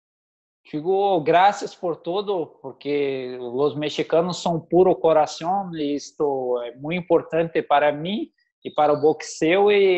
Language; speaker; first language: Spanish; non-native, learner; Portuguese